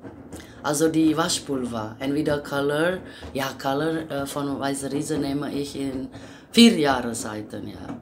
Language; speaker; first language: German; non-native, learner; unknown